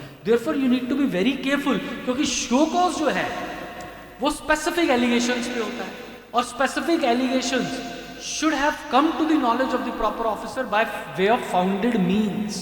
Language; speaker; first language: Hindi; native; Hindi